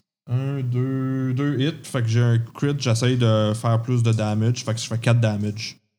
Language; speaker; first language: French; native; French